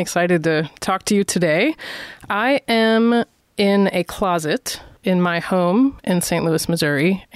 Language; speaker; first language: English; native; English